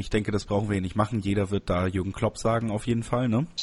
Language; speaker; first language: German; native; German